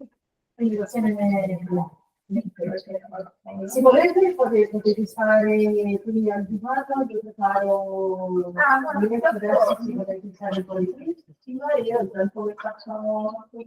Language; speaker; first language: Italian; non-native, fluent; Portuguese